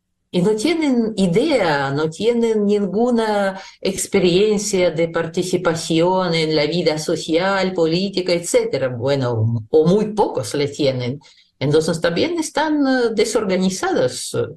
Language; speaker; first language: Spanish; non-native, fluent; Russian